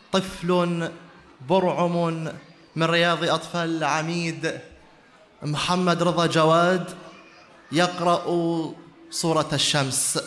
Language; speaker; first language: Arabic; native; Arabic